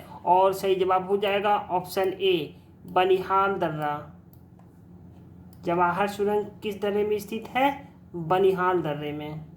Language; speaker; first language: Hindi; native; Hindi